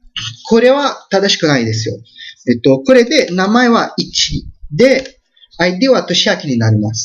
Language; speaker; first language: Japanese; non-native, fluent; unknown